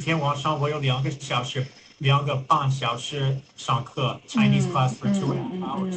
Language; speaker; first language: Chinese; non-native, learner; English